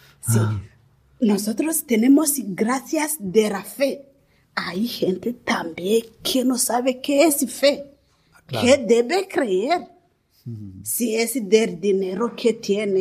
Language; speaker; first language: Spanish; non-native, learner; Kinyarwanda